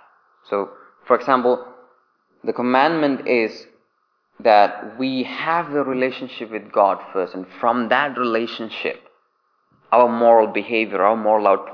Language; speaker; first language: English; non-native, local second language; Malayalam